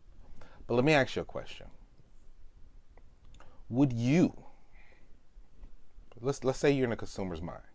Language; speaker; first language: English; native; English